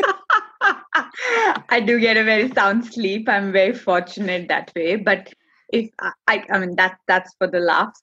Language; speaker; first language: English; non-native, local second language; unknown